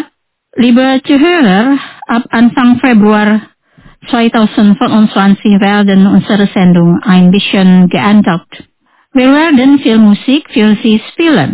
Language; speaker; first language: German; non-native, fluent; Indonesian